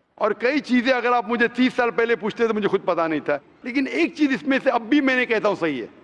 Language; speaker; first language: Hindi; non-native, local second language; Konkani